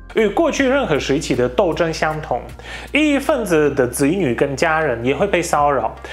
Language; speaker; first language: Chinese; non-native, fluent; Polish